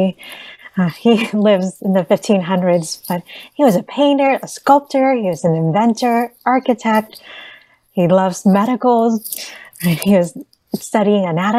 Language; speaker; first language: English; early bilingual, other home language; Vietnamese